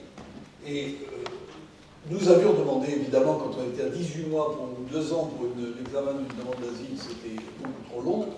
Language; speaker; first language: French; native; French